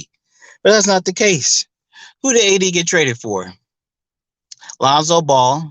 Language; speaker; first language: English; native; English